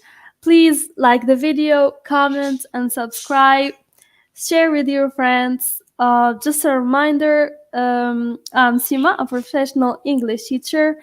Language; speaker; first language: English; non-native, fluent; Arabic